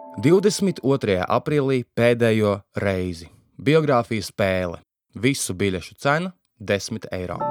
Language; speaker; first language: Latvian; native; Latvian